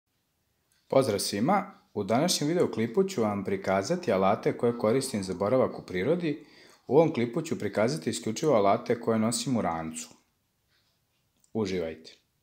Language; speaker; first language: Serbian; native; Serbian